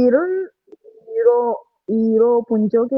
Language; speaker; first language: Korean; non-native, learner; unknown